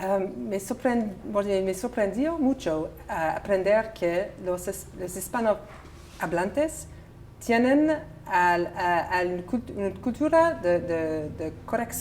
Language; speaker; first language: Spanish; non-native, learner; English